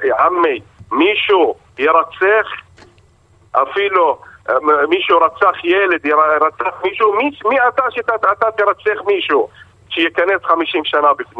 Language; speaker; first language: Hebrew; non-native, local second language; Arabic